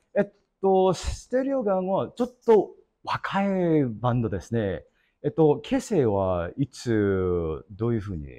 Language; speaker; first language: Japanese; non-native, learner; English